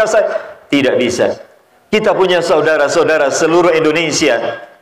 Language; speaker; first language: Indonesian; native; Indonesian